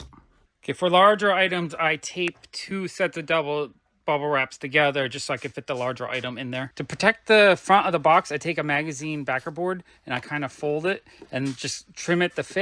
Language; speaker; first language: English; native; English